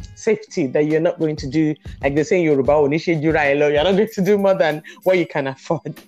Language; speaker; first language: English; non-native, local second language; Yoruba